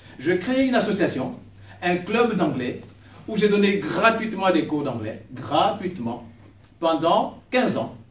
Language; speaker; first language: French; non-native, local second language; Kongo